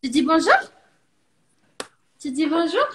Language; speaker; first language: French; non-native, fluent; Portuguese